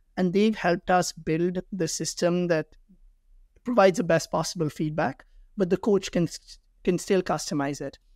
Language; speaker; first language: English; non-native, local second language; Hindi